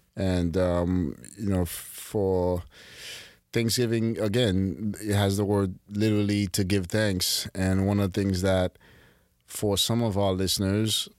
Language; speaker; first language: English; early bilingual, other home language; Haitian Creole